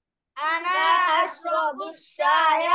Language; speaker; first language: Arabic; non-native, learner; Bangla